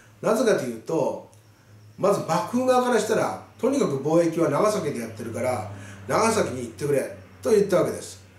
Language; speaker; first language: Japanese; native; Japanese